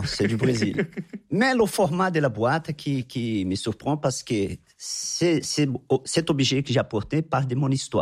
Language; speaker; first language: French; non-native, fluent; Portuguese